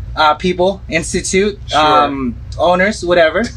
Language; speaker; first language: English; early bilingual, other home language; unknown